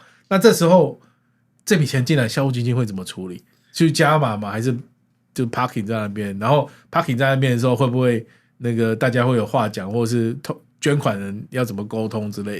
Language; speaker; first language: Chinese; native; Chinese